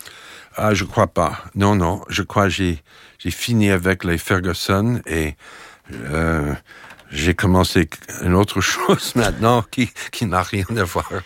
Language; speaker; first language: French; non-native, fluent; English